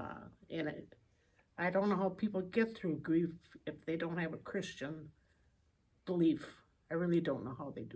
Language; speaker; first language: English; native; English